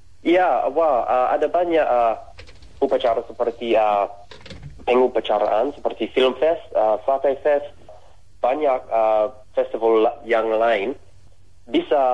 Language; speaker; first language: Indonesian; non-native, fluent; English